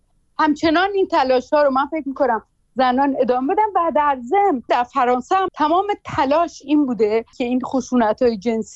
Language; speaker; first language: Persian; native; Persian